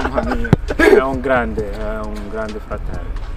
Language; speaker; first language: Italian; non-native, learner; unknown